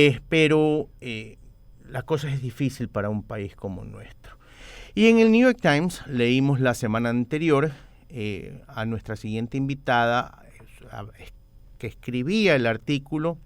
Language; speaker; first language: Spanish; native; Spanish